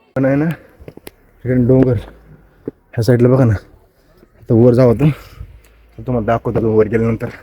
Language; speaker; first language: Marathi; native; Marathi